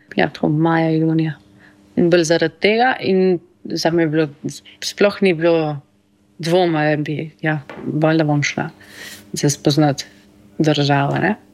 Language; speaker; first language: Slovenian; early bilingual, heritage; Slovenian